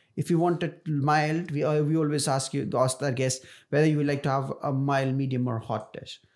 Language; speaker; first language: English; non-native, local second language; Punjabi